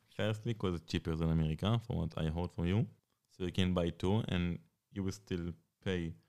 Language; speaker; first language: English; non-native, fluent; Hebrew